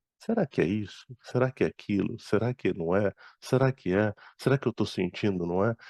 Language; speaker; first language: Portuguese; non-native, fluent; Arabic